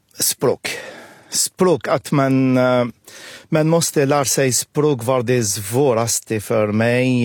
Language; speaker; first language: Swedish; non-native, fluent; Arabic